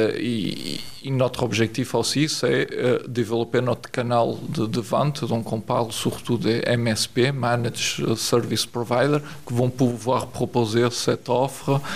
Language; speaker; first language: French; non-native, fluent; Portuguese